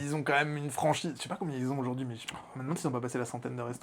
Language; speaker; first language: French; native; French